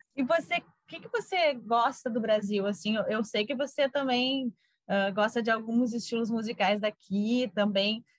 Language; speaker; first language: Portuguese; native; Portuguese